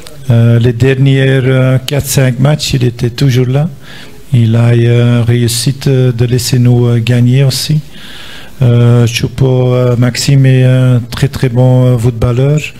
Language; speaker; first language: French; non-native, local second language; Dutch